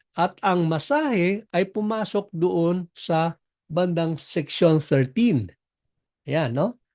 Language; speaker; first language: Filipino; non-native, local second language; Cebuano